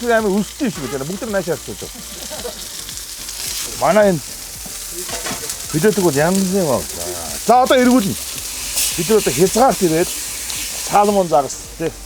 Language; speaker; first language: Mongolian; native; Mongolian